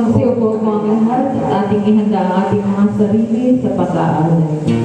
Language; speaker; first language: Filipino; native; Filipino